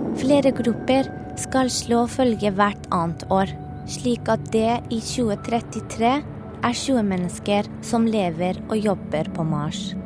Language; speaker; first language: Norwegian; non-native, fluent; Persian